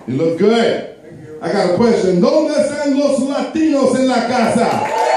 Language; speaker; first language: Spanish; non-native, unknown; English